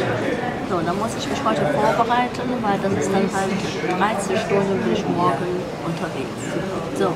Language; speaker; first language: German; non-native, fluent; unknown